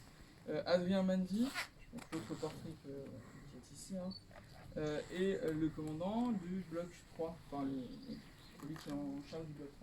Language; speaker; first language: French; native; French